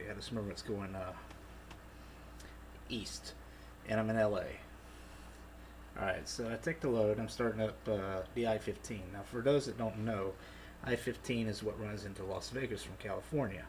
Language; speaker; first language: English; native; English